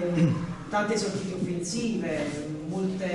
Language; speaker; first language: Italian; native; Italian